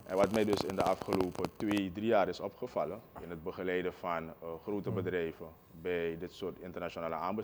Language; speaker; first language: Dutch; native; Dutch